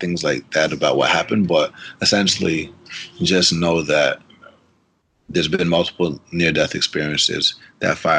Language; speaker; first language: English; early bilingual, other home language; Spanish